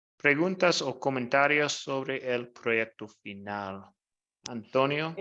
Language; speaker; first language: Spanish; non-native, fluent; English